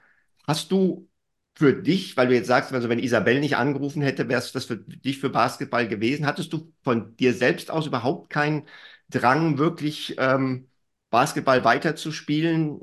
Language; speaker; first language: German; native; German